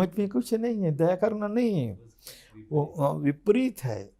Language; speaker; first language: Hindi; non-native, fluent; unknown